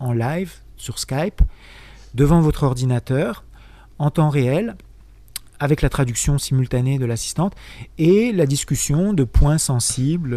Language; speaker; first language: French; native; French